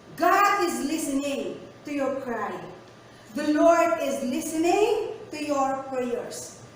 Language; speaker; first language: English; non-native, local second language; Filipino